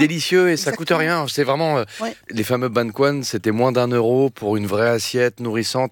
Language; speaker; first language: French; native; French